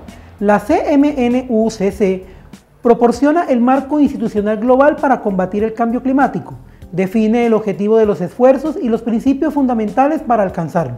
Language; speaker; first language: Spanish; native; Spanish